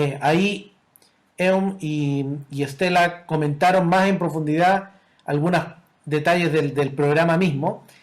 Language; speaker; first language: Spanish; native; Spanish